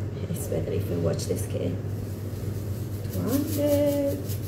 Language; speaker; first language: English; non-native, fluent; Italian